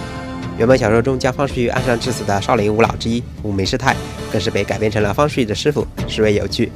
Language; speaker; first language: Chinese; native; Chinese